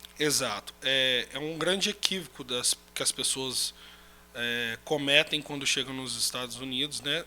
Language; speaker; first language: Portuguese; native; Portuguese